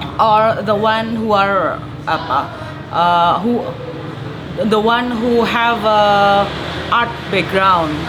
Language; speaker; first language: English; non-native, fluent; Indonesian